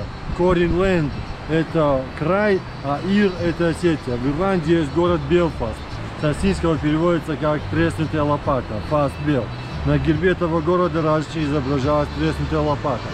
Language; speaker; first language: Russian; native; Russian